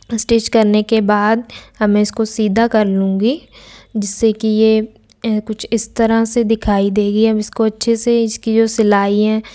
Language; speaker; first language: Hindi; non-native, local second language; Punjabi